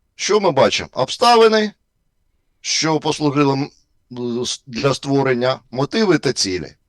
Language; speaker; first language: Ukrainian; non-native, local second language; Russian